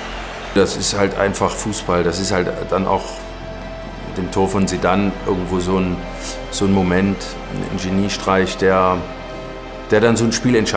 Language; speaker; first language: German; native; German